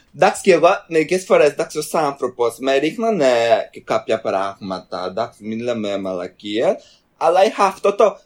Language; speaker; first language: Greek; early bilingual, other home language; Albanian